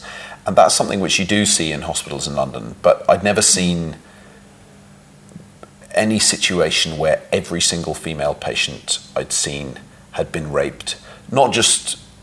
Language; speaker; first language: English; native; English